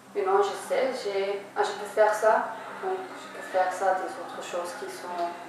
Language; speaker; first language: French; non-native, learner; Dutch